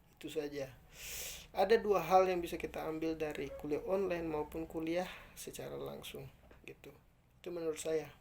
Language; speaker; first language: Indonesian; native; Indonesian